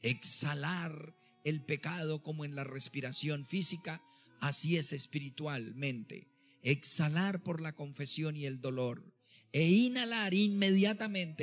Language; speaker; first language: Spanish; native; Spanish